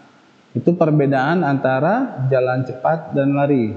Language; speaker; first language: Indonesian; native; Indonesian